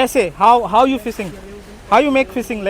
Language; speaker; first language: English; non-native, learner; Hindi